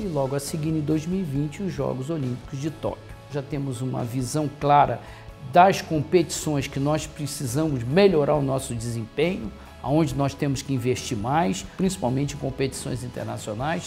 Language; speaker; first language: Portuguese; native; Portuguese